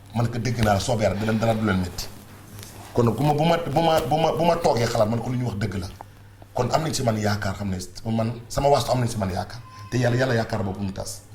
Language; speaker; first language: Wolof; non-native, local second language; Mandingo